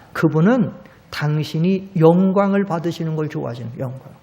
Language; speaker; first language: Korean; native; Korean